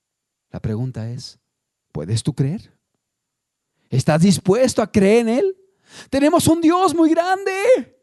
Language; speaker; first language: Spanish; native; Spanish